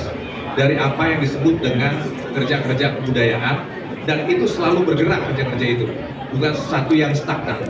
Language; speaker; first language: Indonesian; native; Indonesian